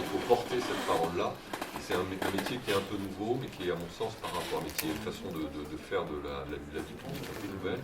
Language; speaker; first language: French; native; French